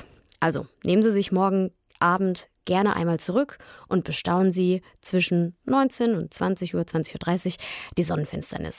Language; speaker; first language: German; native; German